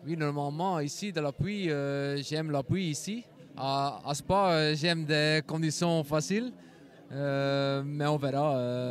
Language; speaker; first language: French; non-native, local second language; Dutch